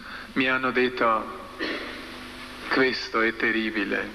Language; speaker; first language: Italian; non-native, learner; Croatian